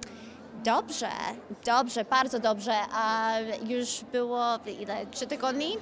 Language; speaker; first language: Polish; early bilingual, heritage; Polish